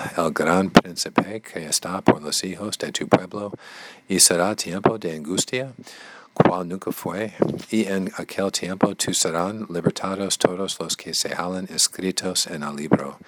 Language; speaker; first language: Spanish; non-native, learner; English